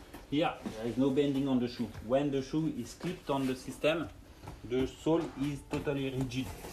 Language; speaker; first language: English; non-native, fluent; French